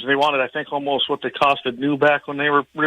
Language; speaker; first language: English; native; English